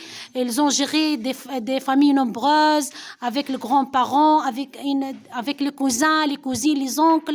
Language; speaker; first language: French; non-native, local second language; Arabic